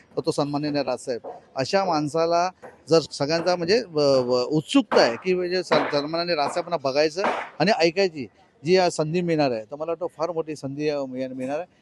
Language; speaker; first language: Marathi; non-native, local second language; Hindi